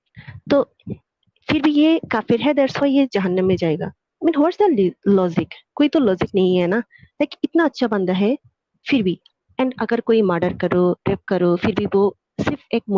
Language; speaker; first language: Hindi; non-native, fluent; Bangla